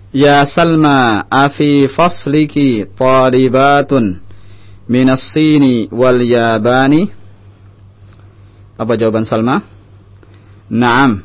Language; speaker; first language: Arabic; non-native, fluent; Indonesian